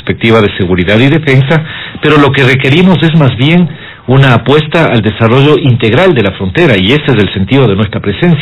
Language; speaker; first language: Spanish; native; Spanish